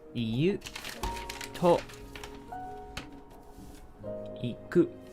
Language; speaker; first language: Japanese; non-native, learner; English